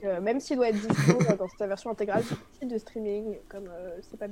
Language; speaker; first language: French; native; French